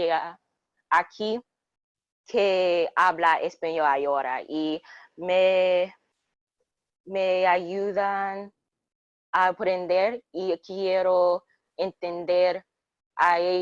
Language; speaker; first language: Spanish; non-native, learner; English